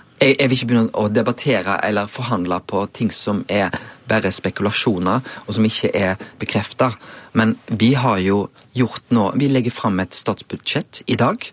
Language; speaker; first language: Norwegian; native; Norwegian